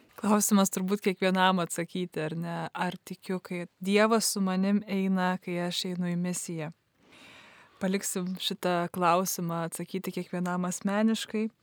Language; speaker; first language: Lithuanian; native; Lithuanian